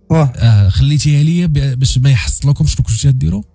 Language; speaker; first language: Arabic; native; Arabic